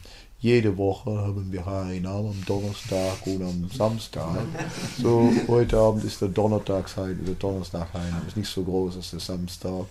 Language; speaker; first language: German; non-native, fluent; Dutch